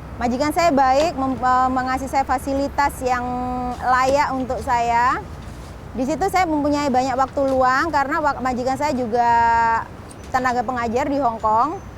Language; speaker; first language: Indonesian; native; Indonesian